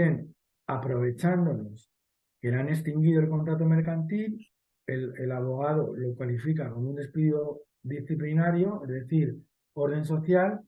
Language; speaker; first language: Spanish; native; Spanish